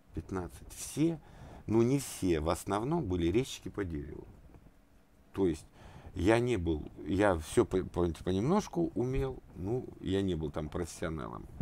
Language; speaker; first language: Russian; native; Russian